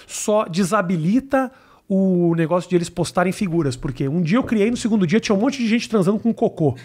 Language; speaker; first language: Portuguese; native; Portuguese